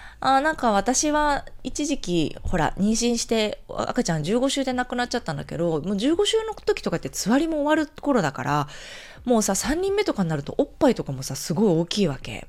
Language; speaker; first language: Japanese; native; Japanese